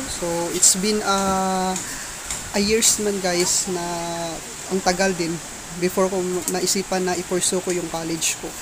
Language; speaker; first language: Filipino; non-native, local second language; Kinaray-a